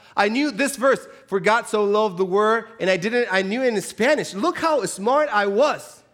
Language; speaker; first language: English; non-native, fluent; Spanish